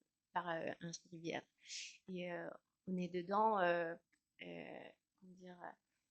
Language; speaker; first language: French; non-native, learner; Chinese